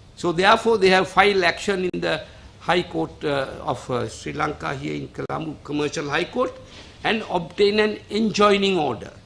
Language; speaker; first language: English; non-native, local second language; Sinhala